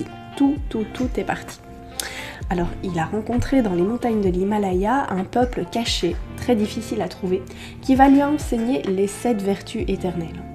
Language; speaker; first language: French; native; French